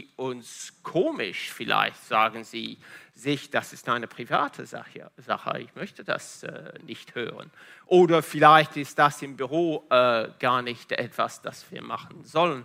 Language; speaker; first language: German; non-native, fluent; Italian